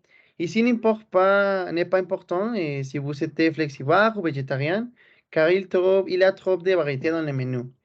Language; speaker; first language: French; non-native, learner; Spanish